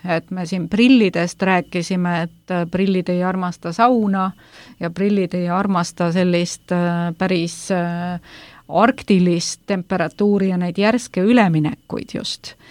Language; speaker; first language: Estonian; native; Estonian